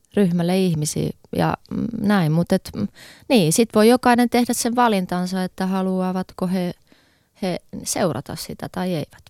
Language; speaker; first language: Finnish; native; Finnish